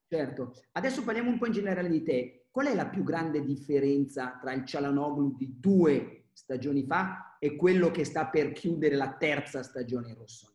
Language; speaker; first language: Italian; native; Italian